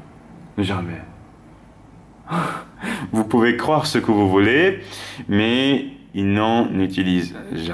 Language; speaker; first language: French; non-native, fluent; German